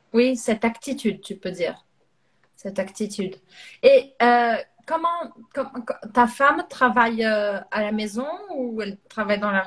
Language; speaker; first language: French; non-native, fluent; Portuguese